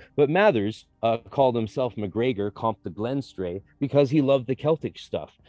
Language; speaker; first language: English; native; English